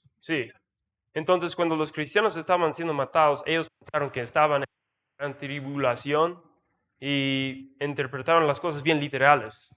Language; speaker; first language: Spanish; non-native, learner; English